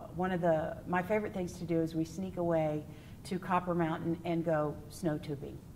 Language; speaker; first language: English; native; English